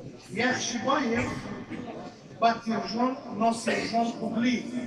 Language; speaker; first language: Russian; non-native, learner; Tajik